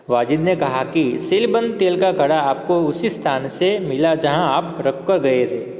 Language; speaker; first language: Hindi; non-native, local second language; Gujarati